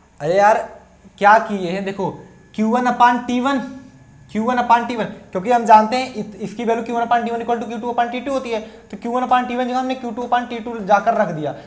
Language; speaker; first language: Hindi; native; Hindi